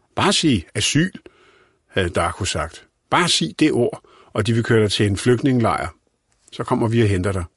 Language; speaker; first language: Danish; native; Danish